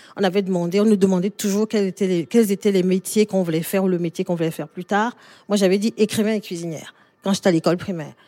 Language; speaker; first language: French; native; French